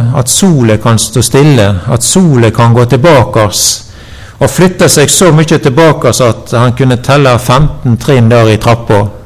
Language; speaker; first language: Norwegian; native; Norwegian